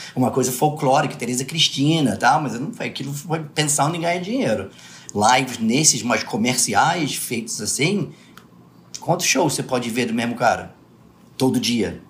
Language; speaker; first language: Portuguese; early bilingual, other home language; English